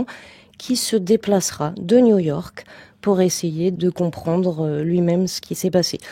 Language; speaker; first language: French; native; French